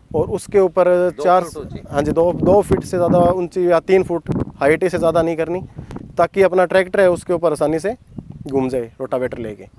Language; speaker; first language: Hindi; native; Hindi